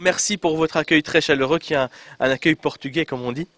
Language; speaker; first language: French; native; French